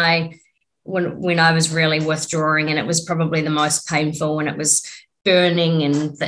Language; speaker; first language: English; native; English